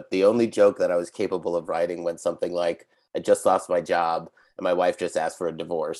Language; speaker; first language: English; native; English